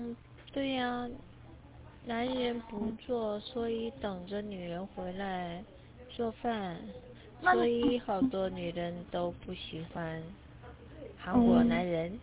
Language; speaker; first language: Chinese; non-native, learner; Korean